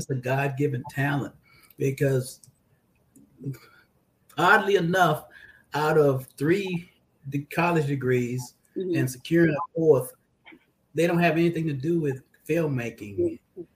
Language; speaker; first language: English; native; English